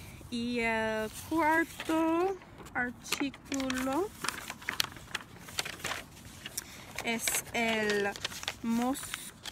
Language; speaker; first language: Spanish; non-native, fluent; English